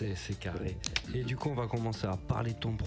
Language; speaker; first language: French; native; French